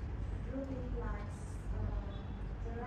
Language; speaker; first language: English; non-native, learner; Vietnamese